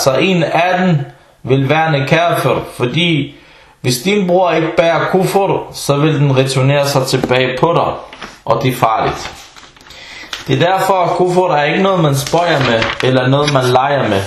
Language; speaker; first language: Danish; non-native, fluent; Arabic